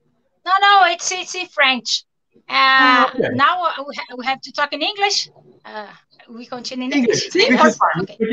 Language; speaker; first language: English; non-native, learner; Portuguese